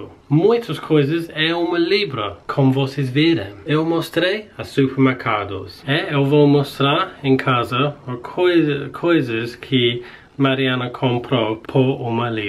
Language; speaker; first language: Portuguese; non-native, learner; English